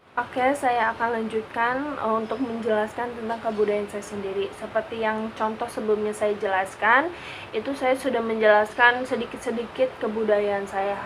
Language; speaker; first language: Indonesian; native; Indonesian